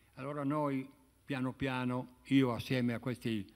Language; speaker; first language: Italian; native; Italian